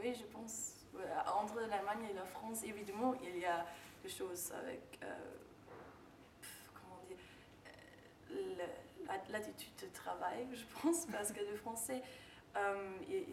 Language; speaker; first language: French; non-native, fluent; German